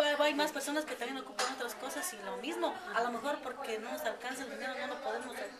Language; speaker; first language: Spanish; native; Spanish